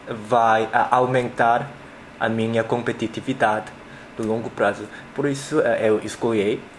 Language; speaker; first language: Portuguese; non-native, learner; Korean